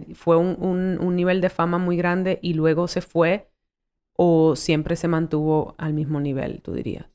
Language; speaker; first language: Spanish; early bilingual, heritage; Spanish